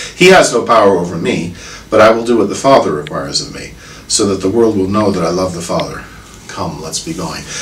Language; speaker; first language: English; native; English